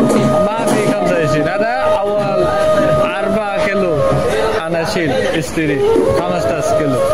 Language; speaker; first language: Arabic; non-native, learner; Bangla